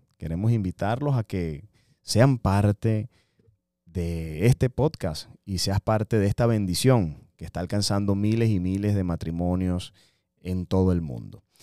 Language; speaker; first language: Spanish; native; Spanish